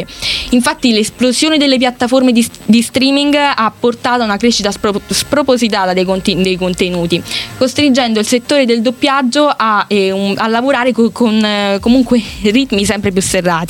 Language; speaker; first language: Italian; native; Italian